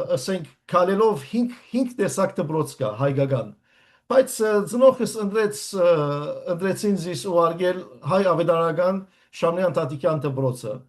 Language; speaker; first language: Armenian; native; Armenian